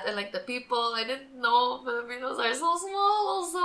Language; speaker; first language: English; native; English